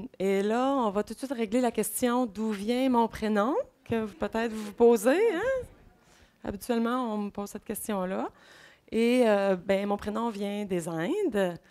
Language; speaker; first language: French; native; French